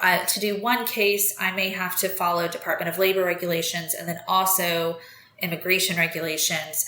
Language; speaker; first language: English; native; English